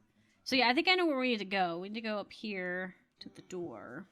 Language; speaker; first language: English; native; English